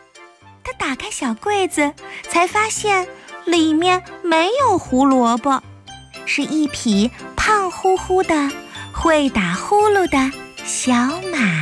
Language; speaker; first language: Chinese; native; Chinese